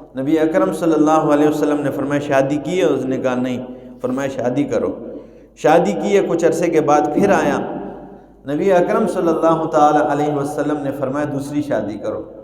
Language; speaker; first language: Urdu; non-native, local second language; Pashto